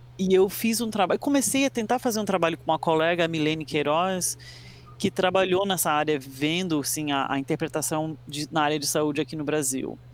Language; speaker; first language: Portuguese; early bilingual, other home language; English